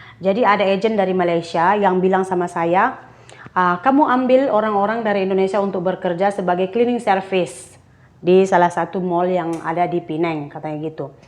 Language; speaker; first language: Indonesian; native; Indonesian